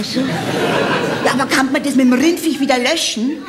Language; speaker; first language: German; native; German